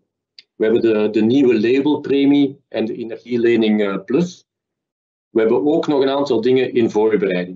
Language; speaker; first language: Dutch; native; Dutch